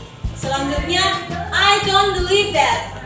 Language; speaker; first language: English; non-native, learner; Indonesian